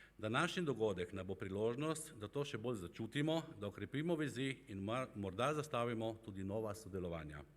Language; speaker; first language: Slovenian; native; Slovenian